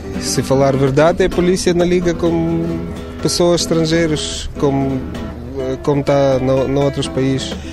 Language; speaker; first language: Portuguese; non-native, learner; Ukrainian